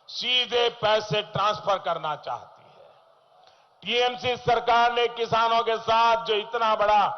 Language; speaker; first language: Hindi; non-native, local second language; Gujarati